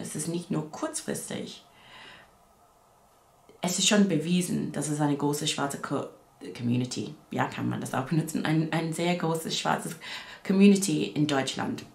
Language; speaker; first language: German; non-native, fluent; English